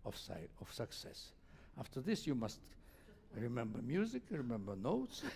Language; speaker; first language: English; non-native, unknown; Russian